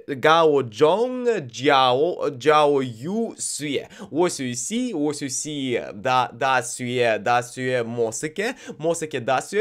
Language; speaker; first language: Chinese; non-native, learner; Russian